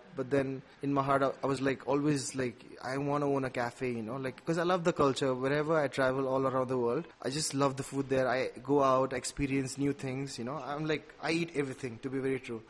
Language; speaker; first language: English; non-native, local second language; Nepali